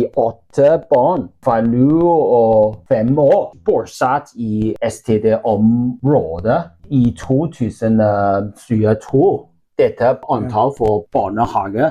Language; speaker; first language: Norwegian; non-native, learner; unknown